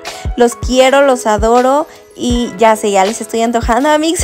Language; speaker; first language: Spanish; native; Spanish